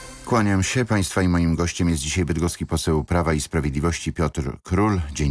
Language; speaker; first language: Polish; native; Polish